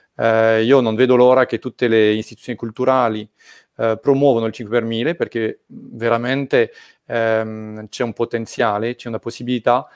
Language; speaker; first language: Italian; non-native, fluent; French